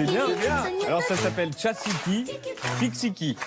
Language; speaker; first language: French; native; French